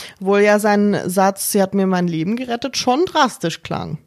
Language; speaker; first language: German; native; German